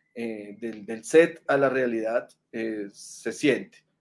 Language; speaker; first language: Spanish; native; Spanish